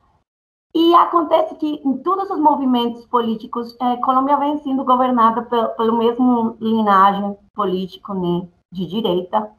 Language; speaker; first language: Portuguese; non-native, fluent; Spanish